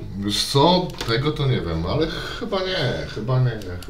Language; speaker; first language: Polish; native; Polish